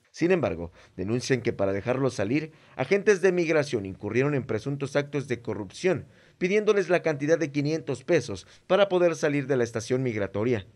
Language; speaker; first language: Spanish; native; Spanish